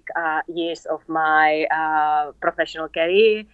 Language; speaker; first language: English; non-native, fluent; Czech